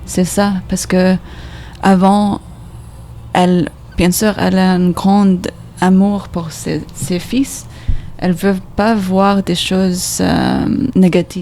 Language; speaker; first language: French; non-native, learner; English